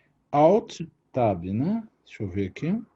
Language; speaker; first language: Portuguese; native; Portuguese